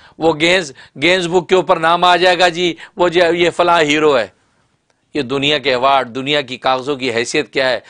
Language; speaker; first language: Urdu; non-native, local second language; Punjabi